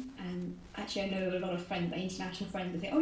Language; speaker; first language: English; native; English